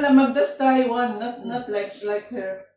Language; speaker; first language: English; non-native, learner; Filipino